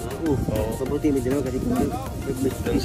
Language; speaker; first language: Filipino; non-native, local second language; Cebuano